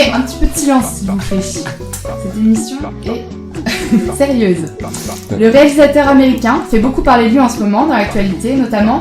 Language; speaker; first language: French; native; French